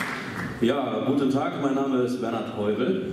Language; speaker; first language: German; native; German